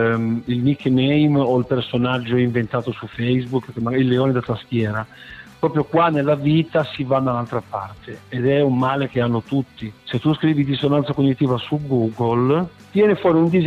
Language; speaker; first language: Italian; native; Italian